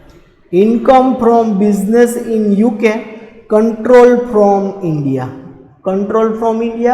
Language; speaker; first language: English; non-native, local second language; Gujarati